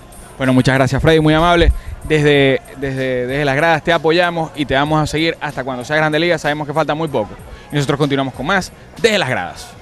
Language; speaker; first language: Spanish; native; Spanish